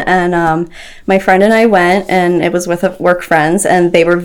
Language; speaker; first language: English; native; English